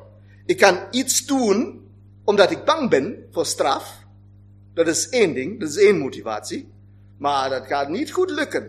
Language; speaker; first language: Dutch; non-native, fluent; German